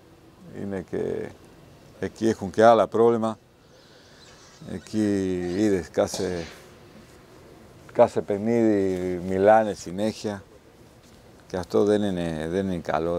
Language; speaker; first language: Greek; non-native, learner; Spanish